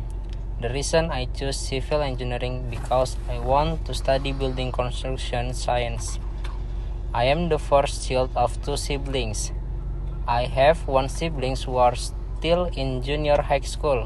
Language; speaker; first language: English; non-native, learner; Indonesian